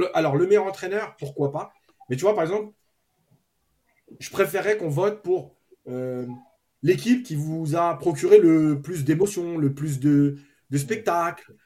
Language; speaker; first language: French; native; French